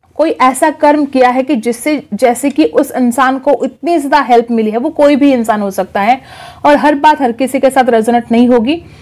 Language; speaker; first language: Hindi; non-native, local second language; Marathi